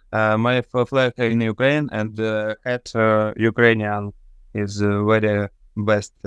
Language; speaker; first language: English; non-native, learner; Ukrainian